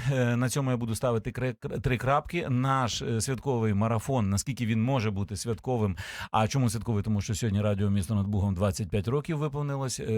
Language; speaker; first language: Ukrainian; native; Ukrainian